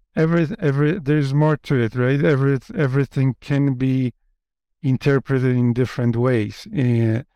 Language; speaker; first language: English; non-native, fluent; Polish